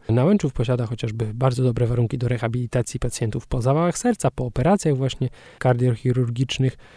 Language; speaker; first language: Polish; native; Polish